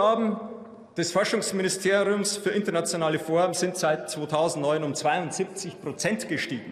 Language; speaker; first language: German; native; German